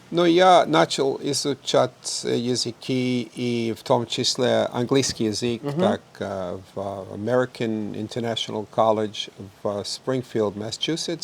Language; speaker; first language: Russian; non-native, fluent; English